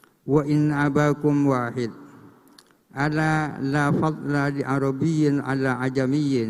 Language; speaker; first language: Arabic; non-native, fluent; Indonesian